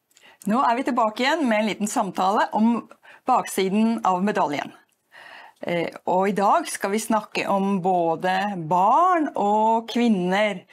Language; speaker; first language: Norwegian; native; Norwegian